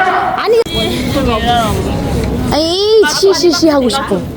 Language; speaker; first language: Korean; non-native, learner; Filipino